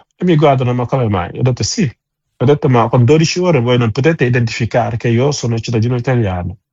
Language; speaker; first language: Italian; non-native, fluent; Wolof